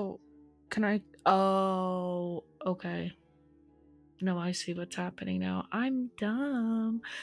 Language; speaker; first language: English; native; English